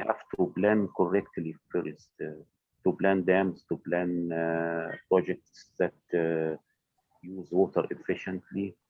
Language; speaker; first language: English; non-native, fluent; Arabic